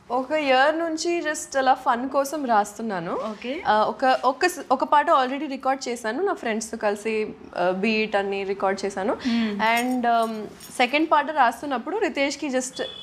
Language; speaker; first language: Telugu; non-native, local second language; Urdu